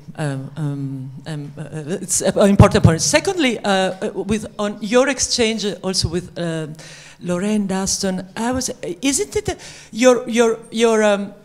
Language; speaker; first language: English; non-native, fluent; French